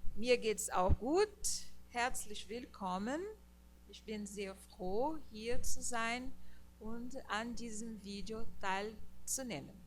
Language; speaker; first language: German; non-native, fluent; Portuguese